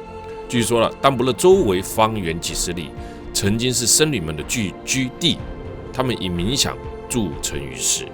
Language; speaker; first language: Chinese; native; Chinese